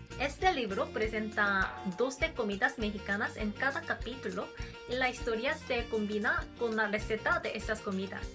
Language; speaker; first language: Spanish; non-native, learner; Korean